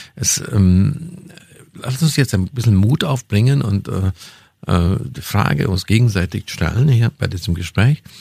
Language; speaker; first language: German; non-native, fluent; Hungarian